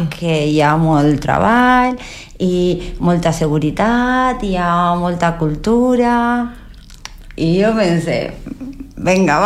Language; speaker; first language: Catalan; non-native, learner; Spanish